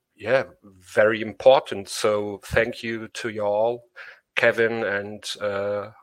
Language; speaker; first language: English; non-native, learner; German